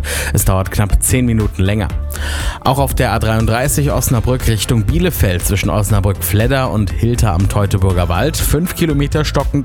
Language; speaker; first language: German; native; German